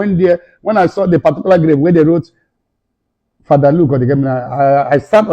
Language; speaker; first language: English; non-native, local second language; Igbo